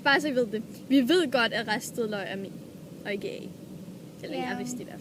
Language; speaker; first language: Danish; native; Danish